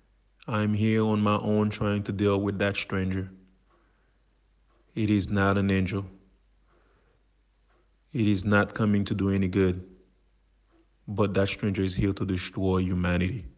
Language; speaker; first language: English; non-native, fluent; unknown